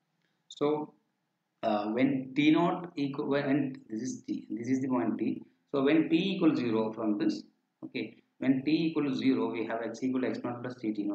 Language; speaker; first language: English; non-native, local second language; Malayalam